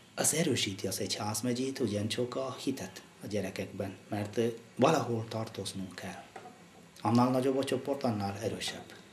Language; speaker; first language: Hungarian; non-native, fluent; Malayalam